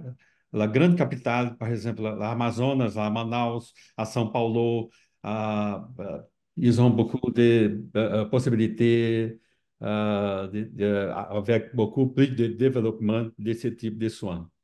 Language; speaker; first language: French; non-native, fluent; Portuguese